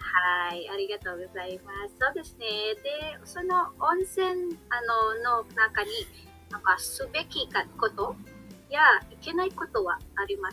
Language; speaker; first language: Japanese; non-native, learner; Filipino